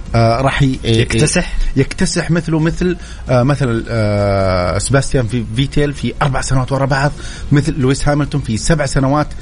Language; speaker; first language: Arabic; native; Arabic